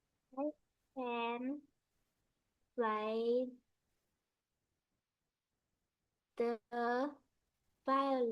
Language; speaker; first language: English; non-native, learner; Vietnamese